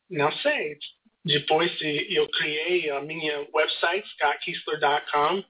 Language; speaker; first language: Portuguese; non-native, learner; English